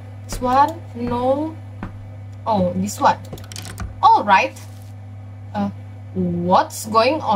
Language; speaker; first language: English; non-native, learner; Indonesian